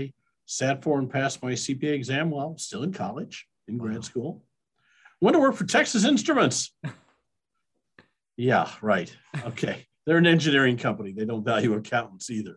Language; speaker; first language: English; native; English